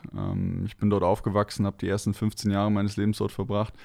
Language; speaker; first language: German; native; German